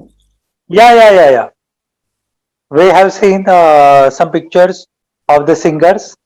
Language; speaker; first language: English; non-native, local second language; Marathi